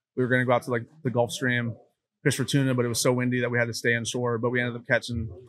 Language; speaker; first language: English; native; English